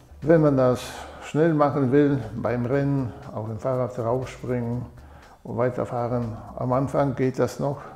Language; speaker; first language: German; non-native, fluent; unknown